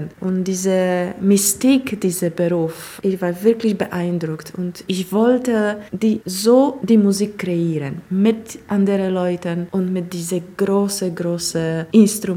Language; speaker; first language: German; non-native, fluent; Polish